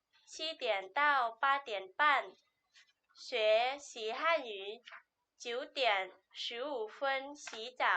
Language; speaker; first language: Chinese; non-native, learner; Lao